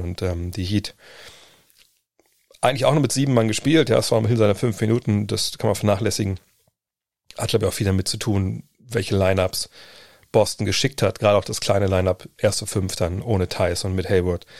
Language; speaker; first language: German; native; German